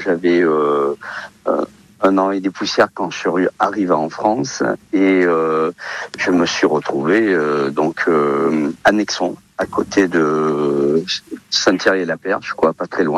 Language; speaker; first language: French; early bilingual, other home language; Portuguese